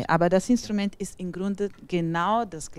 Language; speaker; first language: German; non-native, fluent; Italian